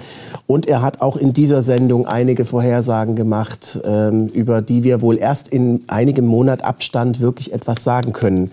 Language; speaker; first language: German; native; German